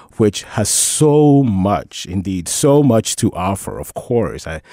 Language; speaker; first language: English; early bilingual, other home language; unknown